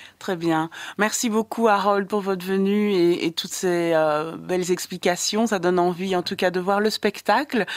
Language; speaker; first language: French; native; French